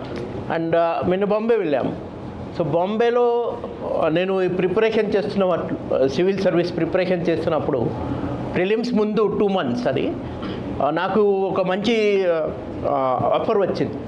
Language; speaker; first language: Telugu; non-native, fluent; Marathi